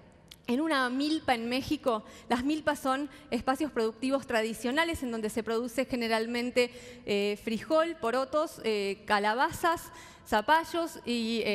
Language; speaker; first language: Spanish; native; Spanish